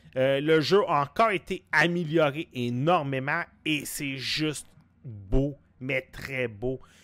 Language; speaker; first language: French; native; French